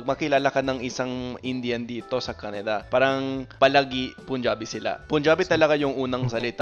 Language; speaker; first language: Filipino; non-native, fluent; English